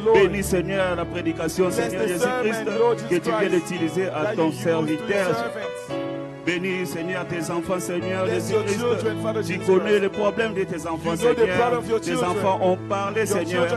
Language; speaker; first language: French; non-native, local second language; Lingala